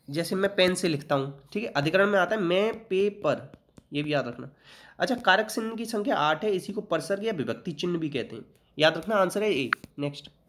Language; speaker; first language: Hindi; native; Hindi